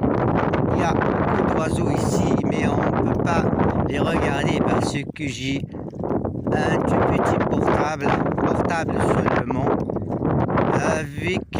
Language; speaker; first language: French; non-native, learner; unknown